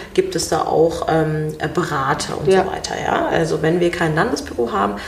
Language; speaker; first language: German; native; German